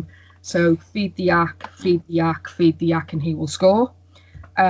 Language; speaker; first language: English; native; English